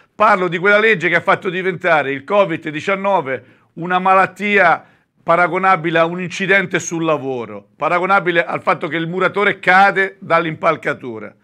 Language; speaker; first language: Italian; native; Italian